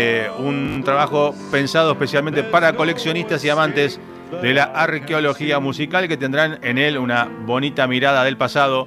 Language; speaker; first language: Spanish; native; Spanish